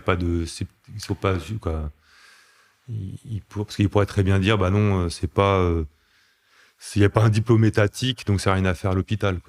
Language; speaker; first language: French; native; French